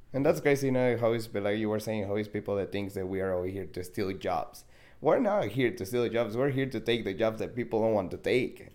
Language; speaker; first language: English; non-native, fluent; Spanish